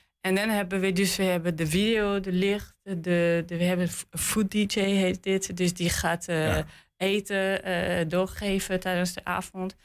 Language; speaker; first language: Dutch; non-native, learner; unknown